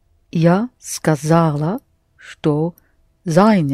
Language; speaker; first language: Russian; non-native, learner; English